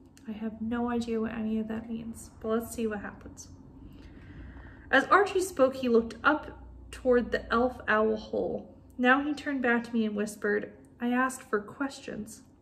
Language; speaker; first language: English; native; English